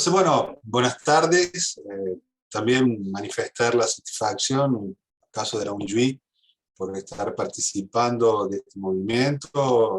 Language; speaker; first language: Spanish; non-native, fluent; Portuguese